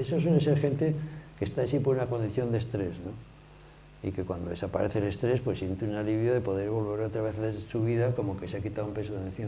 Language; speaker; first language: Spanish; native; Spanish